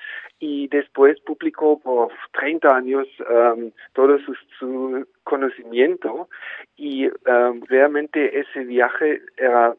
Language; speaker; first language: Spanish; non-native, fluent; German